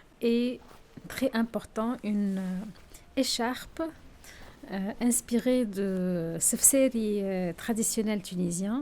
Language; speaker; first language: French; non-native, local second language; Arabic